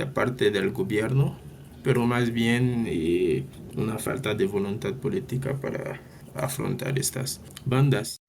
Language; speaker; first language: Spanish; non-native, fluent; French